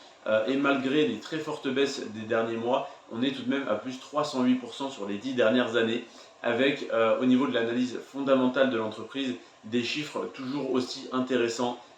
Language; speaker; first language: French; native; French